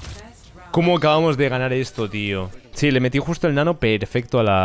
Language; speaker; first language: Spanish; native; Spanish